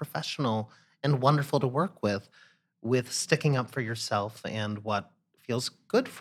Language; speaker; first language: English; native; English